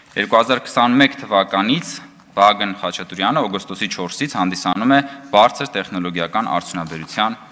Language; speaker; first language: Armenian; native; Armenian